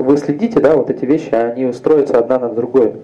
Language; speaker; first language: Russian; native; Russian